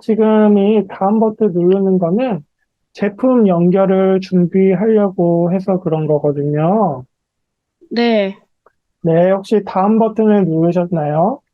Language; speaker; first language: Korean; native; Korean